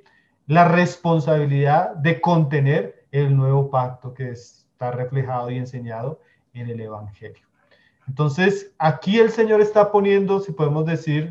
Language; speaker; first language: Spanish; native; Spanish